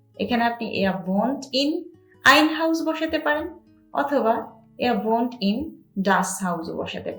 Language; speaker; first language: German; non-native, learner; Bangla